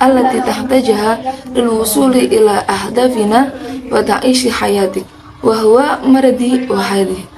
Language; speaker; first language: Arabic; non-native, learner; Indonesian